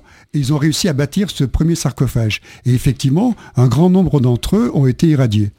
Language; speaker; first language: French; native; French